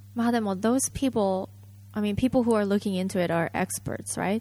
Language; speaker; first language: English; non-native, fluent; Japanese